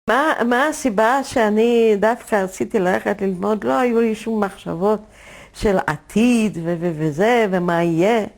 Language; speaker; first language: Hebrew; non-native, fluent; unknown